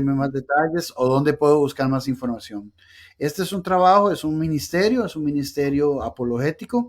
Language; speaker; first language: Spanish; native; Spanish